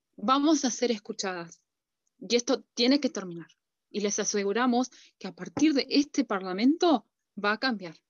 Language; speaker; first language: Spanish; non-native, local second language; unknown